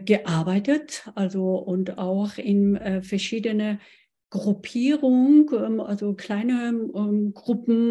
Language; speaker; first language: German; non-native, fluent; Persian